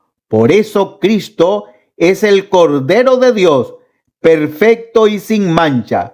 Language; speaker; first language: Spanish; native; Spanish